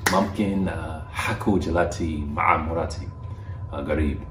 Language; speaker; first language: Arabic; non-native, learner; English